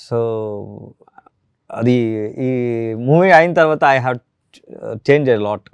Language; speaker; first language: Telugu; non-native, learner; Kannada